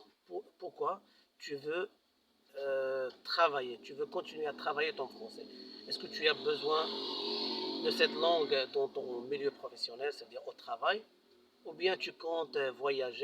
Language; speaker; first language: French; non-native, local second language; Arabic